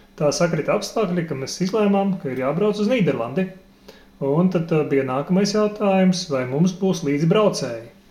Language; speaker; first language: Latvian; native; Latvian